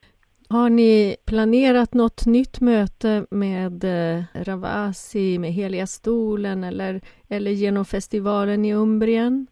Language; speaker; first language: Swedish; native; Swedish